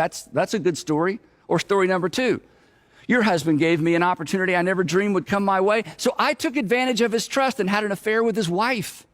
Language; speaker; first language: English; native; English